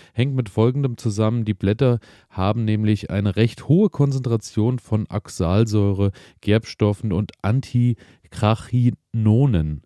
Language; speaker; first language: German; native; German